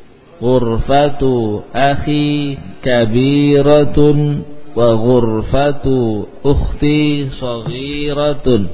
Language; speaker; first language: Arabic; non-native, fluent; Indonesian